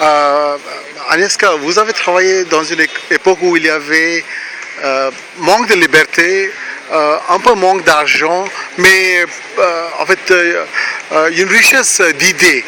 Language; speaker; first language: French; non-native, fluent; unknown